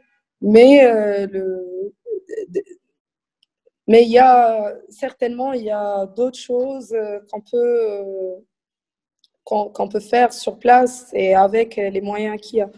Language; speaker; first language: French; non-native, local second language; Arabic